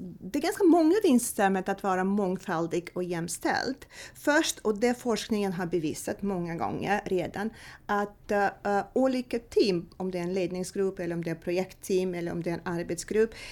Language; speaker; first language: Swedish; non-native, fluent; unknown